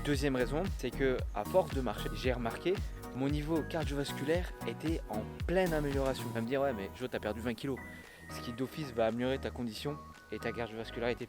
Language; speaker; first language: French; native; French